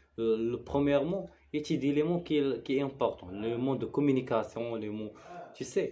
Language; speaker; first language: French; non-native, learner; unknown